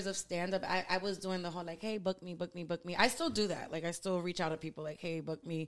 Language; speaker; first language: English; early bilingual, other home language; Spanish